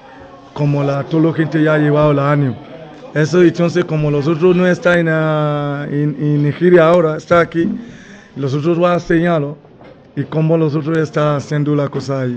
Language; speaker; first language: Spanish; non-native, learner; Bini